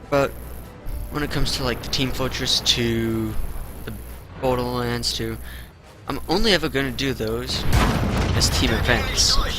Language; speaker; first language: English; native; English